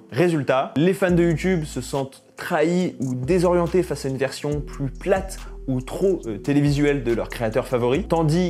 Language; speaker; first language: French; native; French